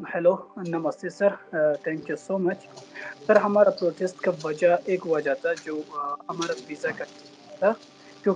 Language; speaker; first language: Hindi; non-native, learner; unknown